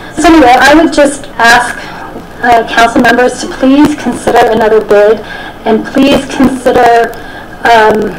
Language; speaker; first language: English; native; English